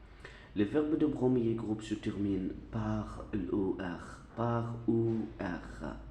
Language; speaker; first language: French; non-native, fluent; Arabic